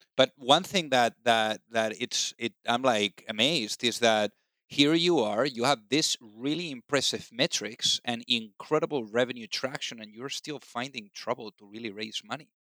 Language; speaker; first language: English; non-native, fluent; Spanish